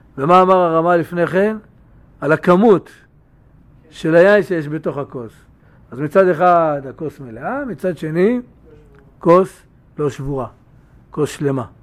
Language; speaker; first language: Hebrew; native; Hebrew